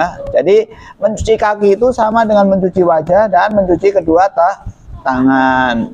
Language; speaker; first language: Indonesian; native; Indonesian